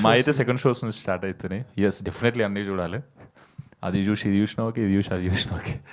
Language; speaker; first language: Telugu; native; Telugu